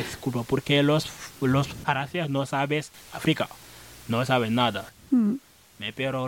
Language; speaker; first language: Spanish; non-native, learner; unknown